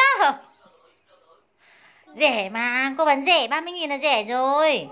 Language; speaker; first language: Vietnamese; native; Vietnamese